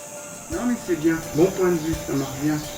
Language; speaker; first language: French; native; French